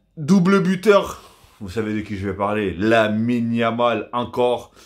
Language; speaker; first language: French; native; French